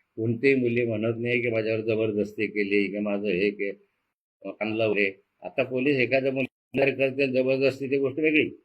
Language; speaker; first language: Marathi; native; Marathi